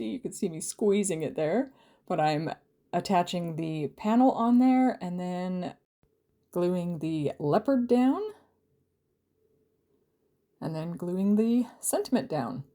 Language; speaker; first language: English; native; English